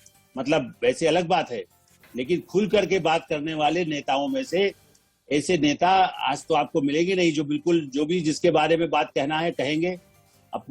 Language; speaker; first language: Hindi; native; Hindi